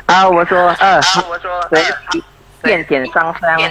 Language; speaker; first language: Chinese; non-native, fluent; Indonesian